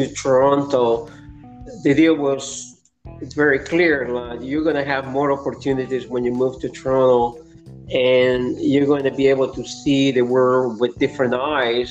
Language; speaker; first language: English; non-native, fluent; Spanish